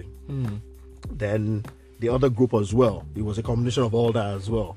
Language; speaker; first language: English; non-native, local second language; Yoruba